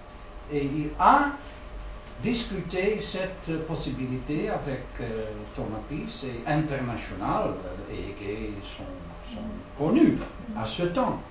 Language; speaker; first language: French; non-native, learner; Dutch